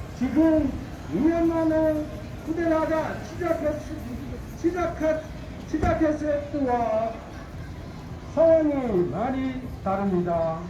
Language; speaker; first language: Korean; non-native, fluent; Burmese